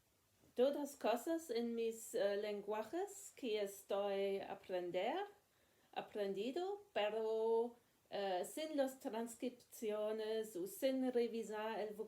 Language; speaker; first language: Spanish; non-native, learner; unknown